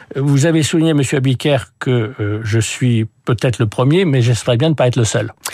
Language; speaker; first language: French; early bilingual, other home language; English